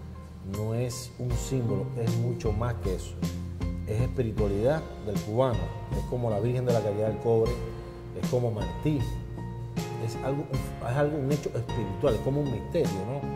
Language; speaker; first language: Spanish; native; Spanish